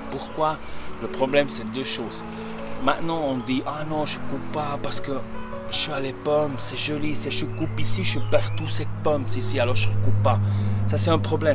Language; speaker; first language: French; non-native, local second language; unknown